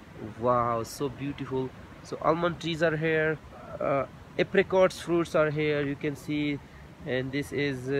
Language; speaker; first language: English; non-native, local second language; Urdu